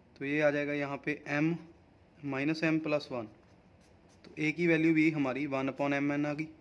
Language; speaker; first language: Hindi; non-native, local second language; Punjabi